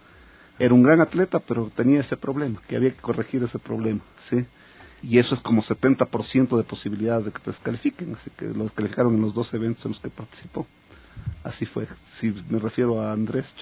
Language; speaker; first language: Spanish; native; Spanish